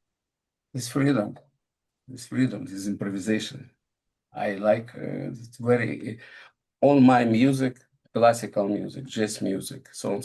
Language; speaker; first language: English; non-native, learner; Russian